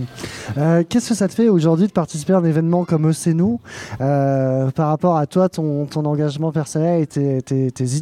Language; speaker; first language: French; native; French